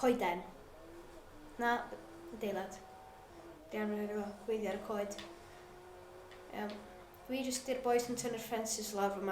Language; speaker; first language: Welsh; non-native, local second language; English